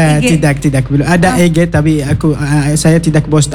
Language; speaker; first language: Indonesian; non-native, learner; Arabic